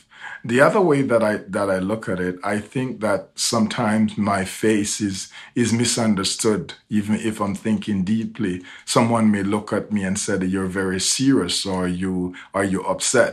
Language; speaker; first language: English; non-native, local second language; Jamaican Creole English